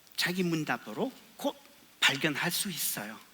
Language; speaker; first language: Korean; non-native, learner; English